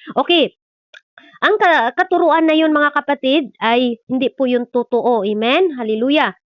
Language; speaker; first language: Filipino; non-native, local second language; Cebuano